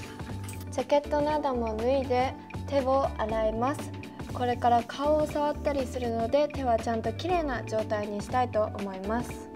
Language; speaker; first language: Japanese; early bilingual, heritage; Japanese